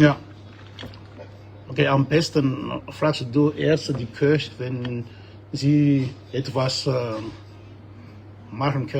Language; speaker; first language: German; non-native, fluent; Malagasy